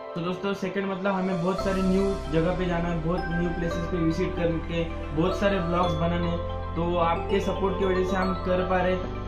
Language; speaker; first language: Hindi; non-native, local second language; Marathi